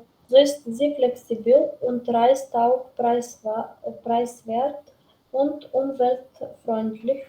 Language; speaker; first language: German; non-native, learner; Macedonian